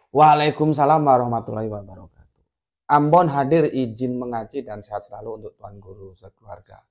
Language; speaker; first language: Indonesian; non-native, local second language; Javanese